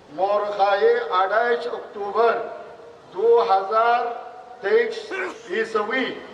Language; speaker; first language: Urdu; non-native, fluent; Bangla